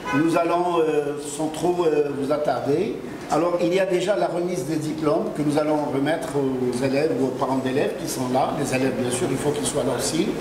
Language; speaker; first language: French; non-native, local second language; Arabic